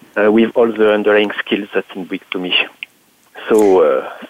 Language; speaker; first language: English; non-native, fluent; French